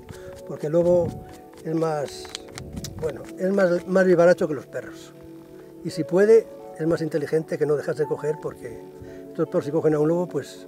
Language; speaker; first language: Spanish; native; Spanish